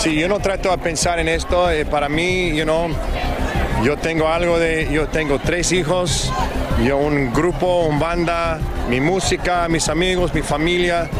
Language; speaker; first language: Spanish; non-native, learner; English